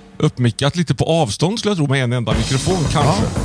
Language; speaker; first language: Swedish; native; Swedish